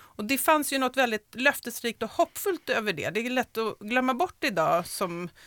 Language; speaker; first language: Swedish; native; Swedish